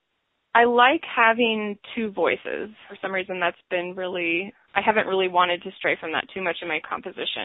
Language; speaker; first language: English; native; English